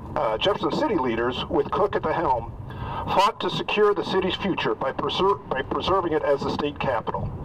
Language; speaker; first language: English; native; English